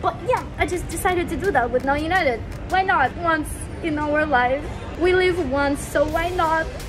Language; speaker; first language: English; non-native, fluent; Russian